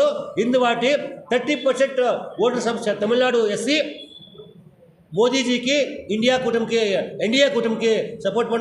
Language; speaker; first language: Tamil; non-native, learner; Kannada